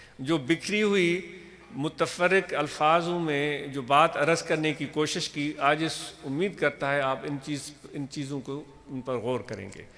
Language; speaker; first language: Urdu; non-native, local second language; Sindhi